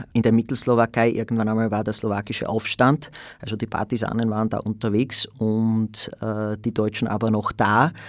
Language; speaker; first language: German; non-native, fluent; Slovak